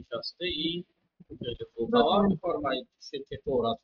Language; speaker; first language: Persian; non-native, fluent; Urdu